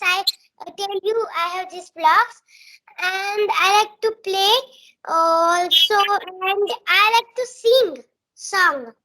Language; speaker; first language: English; non-native, learner; Marathi